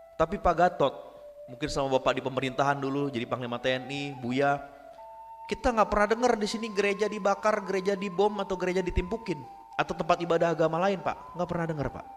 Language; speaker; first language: Indonesian; non-native, local second language; Minangkabau